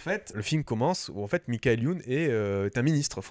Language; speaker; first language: French; native; French